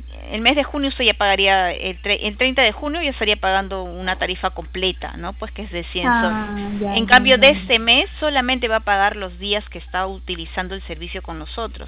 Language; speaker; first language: Spanish; native; Spanish